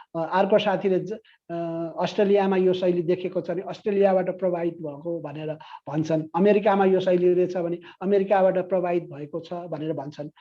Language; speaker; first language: Nepali; non-native, local second language; Newari